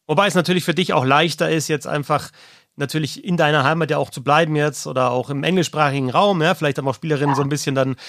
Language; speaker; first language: German; native; German